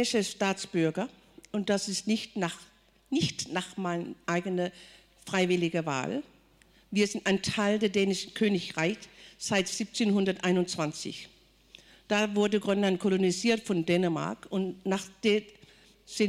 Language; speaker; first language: German; non-native, fluent; Kalaallisut